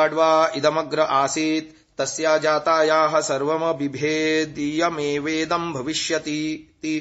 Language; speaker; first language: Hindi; native; Hindi